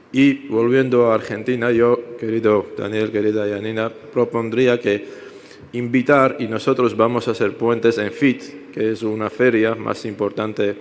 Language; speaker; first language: Spanish; non-native, fluent; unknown